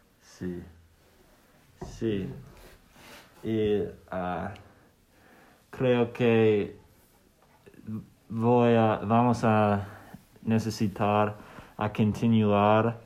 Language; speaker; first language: Spanish; non-native, learner; English